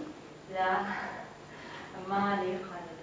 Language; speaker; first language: Arabic; non-native, learner; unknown